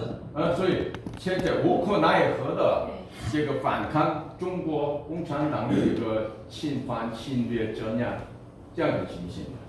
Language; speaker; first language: Chinese; non-native, fluent; Korean